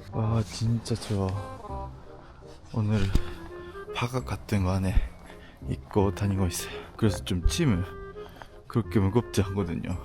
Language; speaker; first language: Korean; non-native, fluent; Japanese